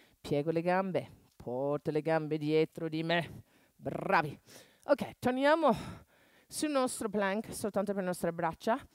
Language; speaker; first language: Italian; non-native, fluent; English